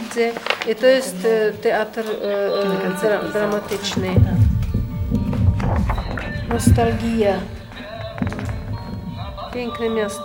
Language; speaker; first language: Polish; non-native, fluent; Chechen